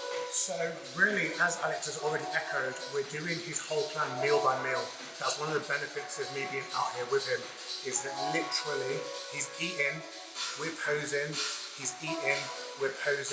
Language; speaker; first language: English; native; English